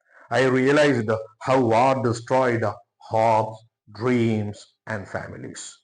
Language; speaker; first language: English; non-native, local second language; Malayalam